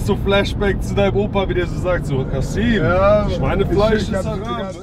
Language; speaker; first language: German; native; German